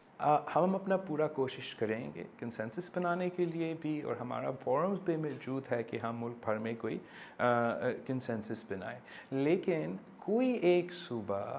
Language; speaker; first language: Urdu; non-native, local second language; English